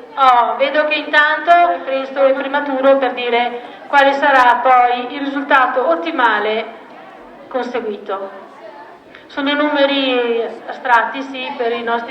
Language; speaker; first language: Italian; native; Italian